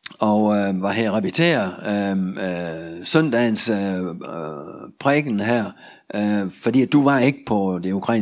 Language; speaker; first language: Danish; non-native, fluent; Russian